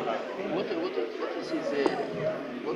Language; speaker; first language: English; non-native, learner; Arabic